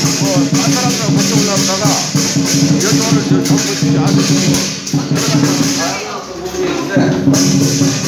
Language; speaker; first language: Korean; native; Korean